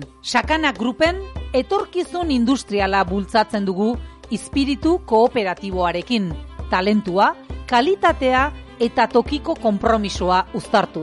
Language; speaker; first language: Basque; native; Basque